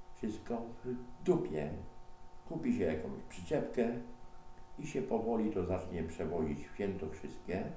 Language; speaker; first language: Polish; native; Polish